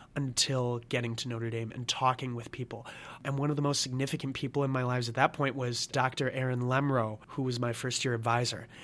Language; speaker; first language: English; native; English